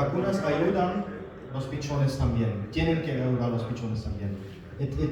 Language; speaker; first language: Spanish; non-native, learner; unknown